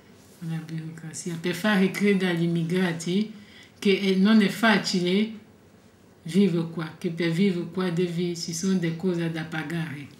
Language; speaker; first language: Italian; non-native, fluent; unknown